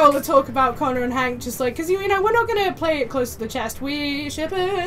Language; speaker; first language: English; native; English